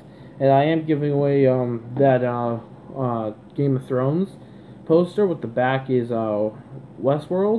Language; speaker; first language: English; native; English